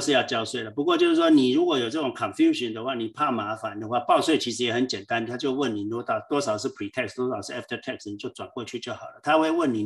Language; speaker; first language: Chinese; native; Chinese